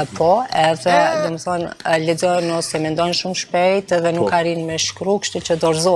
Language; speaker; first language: Albanian; native; Albanian